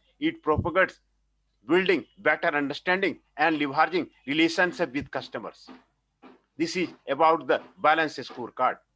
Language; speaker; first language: English; non-native, local second language; Hindi